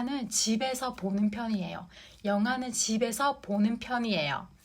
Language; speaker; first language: Korean; non-native, fluent; Japanese